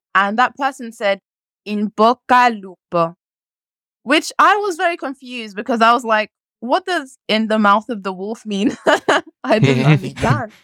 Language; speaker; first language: English; early bilingual, other home language; French